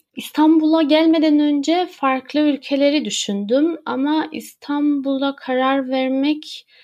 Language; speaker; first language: Turkish; early bilingual, heritage; Turkish